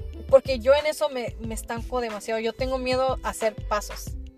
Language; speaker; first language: Spanish; early bilingual, heritage; Spanish